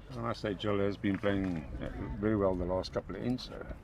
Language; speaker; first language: English; non-native, local second language; Afrikaans